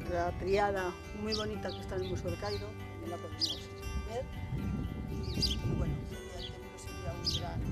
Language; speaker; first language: Spanish; native; Spanish